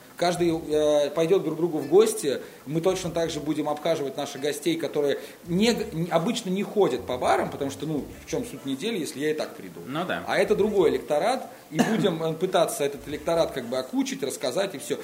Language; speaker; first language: Russian; native; Russian